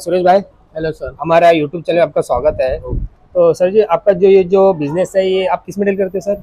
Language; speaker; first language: Hindi; non-native, local second language; Marathi